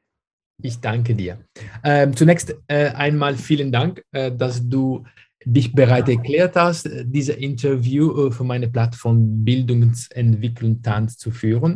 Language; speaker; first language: German; non-native, fluent; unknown